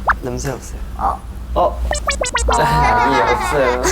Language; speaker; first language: Korean; non-native, fluent; Chinese